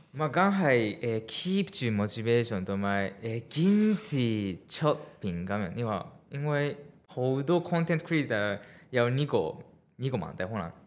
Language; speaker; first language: Cantonese; non-native, fluent; Japanese